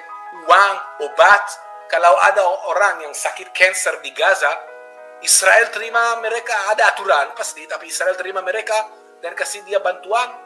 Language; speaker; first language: Indonesian; non-native, fluent; Hebrew